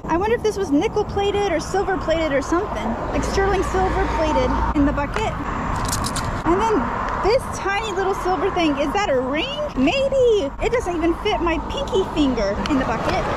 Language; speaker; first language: English; native; English